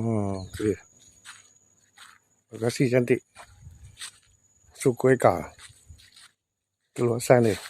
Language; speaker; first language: Malay; native; Malay